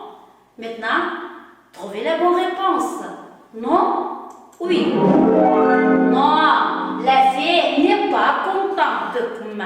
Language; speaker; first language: French; non-native, fluent; Uzbek